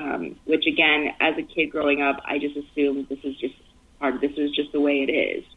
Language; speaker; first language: English; early bilingual, other home language; Chinese